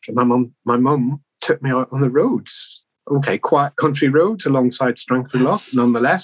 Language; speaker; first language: English; native; English